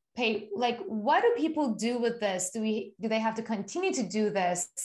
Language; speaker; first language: English; non-native, fluent; Persian